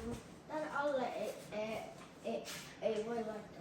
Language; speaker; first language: Finnish; early bilingual, other home language; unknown